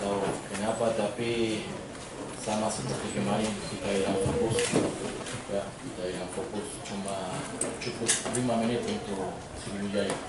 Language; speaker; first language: Indonesian; non-native, learner; Spanish